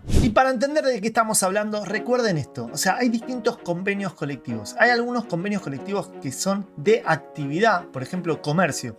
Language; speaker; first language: Spanish; native; Spanish